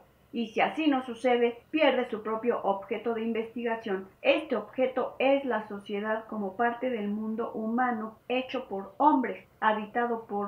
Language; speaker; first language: Spanish; native; Spanish